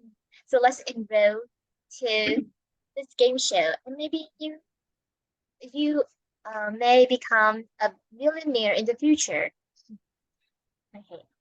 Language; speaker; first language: English; non-native, fluent; Vietnamese